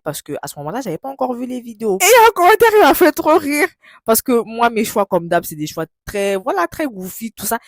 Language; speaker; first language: French; native; French